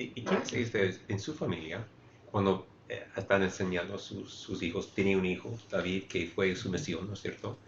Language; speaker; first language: Spanish; non-native, fluent; English